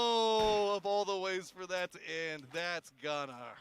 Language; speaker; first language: English; native; English